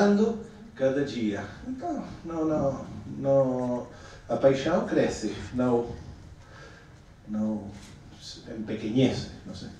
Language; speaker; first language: Portuguese; non-native, fluent; Spanish